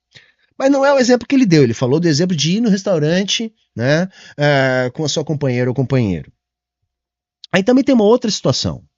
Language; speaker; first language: Portuguese; native; Portuguese